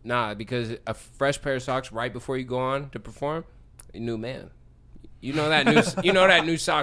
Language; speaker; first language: English; native; English